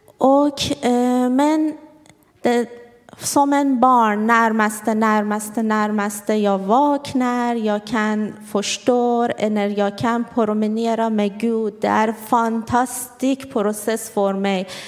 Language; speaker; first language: Swedish; non-native, learner; Persian